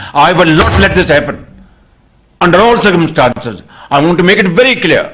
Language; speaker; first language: English; non-native, local second language; Urdu